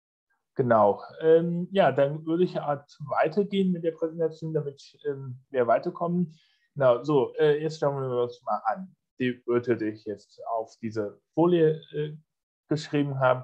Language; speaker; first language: German; non-native, fluent; Chinese